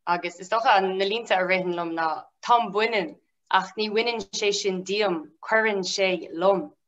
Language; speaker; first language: Irish; non-native, local second language; English